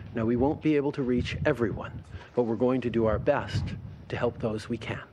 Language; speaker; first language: English; early bilingual, other home language; French